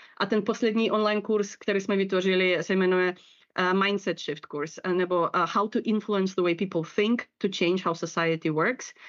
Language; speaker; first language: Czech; non-native, fluent; Russian